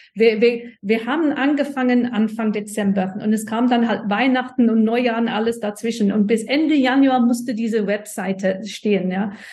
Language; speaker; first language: German; non-native, fluent; English